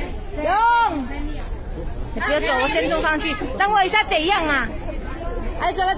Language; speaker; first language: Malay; non-native, local second language; Javanese